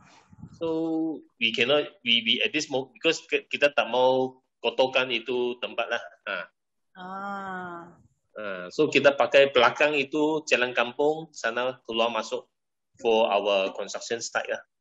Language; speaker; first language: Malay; non-native, local second language; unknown